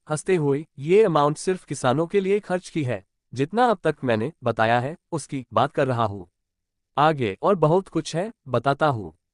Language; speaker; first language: Hindi; non-native, local second language; Marathi